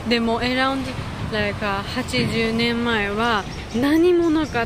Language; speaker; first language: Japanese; non-native, learner; Georgian